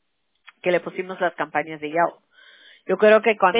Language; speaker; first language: Spanish; early bilingual, heritage; Spanish